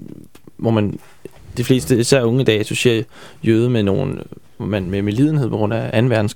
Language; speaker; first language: Danish; native; Danish